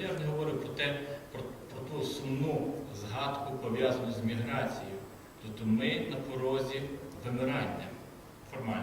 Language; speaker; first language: Ukrainian; native; Ukrainian